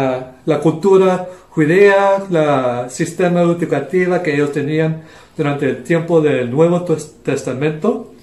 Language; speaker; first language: Spanish; non-native, local second language; English